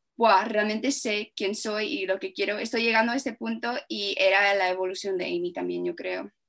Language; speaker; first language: Spanish; non-native, fluent; English